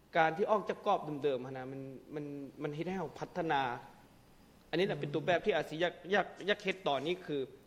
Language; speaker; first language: Lao; non-native, local second language; Hmong